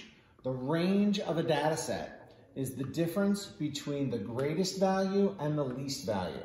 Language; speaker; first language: English; native; English